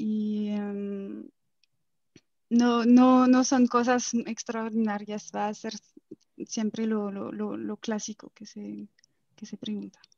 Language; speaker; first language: Spanish; non-native, fluent; French